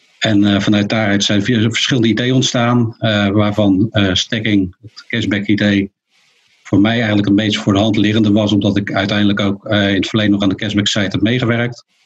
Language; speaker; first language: Dutch; native; Dutch